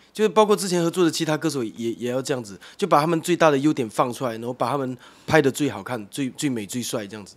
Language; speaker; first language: Chinese; native; Chinese